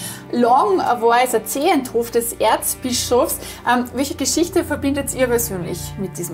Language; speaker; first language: German; native; German